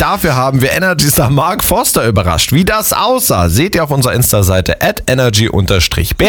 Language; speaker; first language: German; native; German